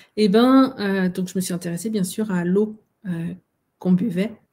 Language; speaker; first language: French; native; French